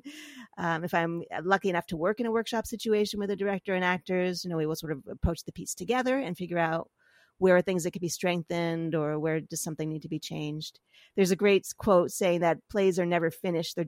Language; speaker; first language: English; native; English